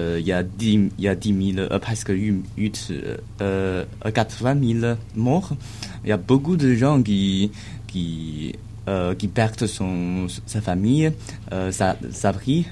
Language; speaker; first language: French; non-native, learner; Chinese